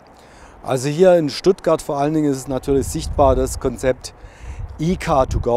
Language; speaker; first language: German; native; German